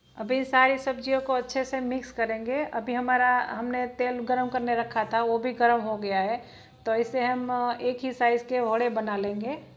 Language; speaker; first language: Hindi; non-native, local second language; Gujarati